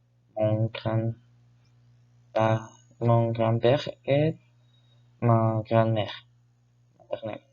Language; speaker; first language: French; non-native, learner; Spanish